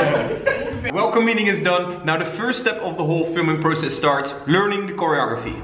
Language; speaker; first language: English; non-native, fluent; Dutch